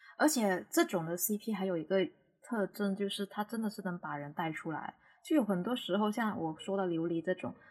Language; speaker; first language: Chinese; non-native, local second language; Cantonese